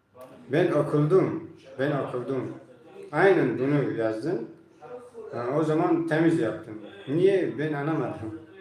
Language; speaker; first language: Turkish; non-native, learner; Tajik